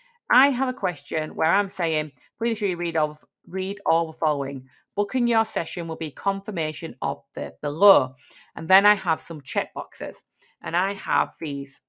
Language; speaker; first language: English; native; English